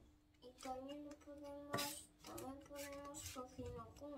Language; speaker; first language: Spanish; early bilingual, other home language; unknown